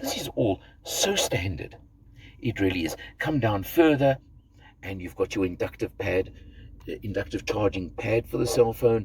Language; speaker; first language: English; native; English